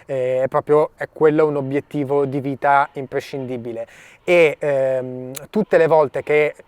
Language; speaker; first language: Italian; native; Italian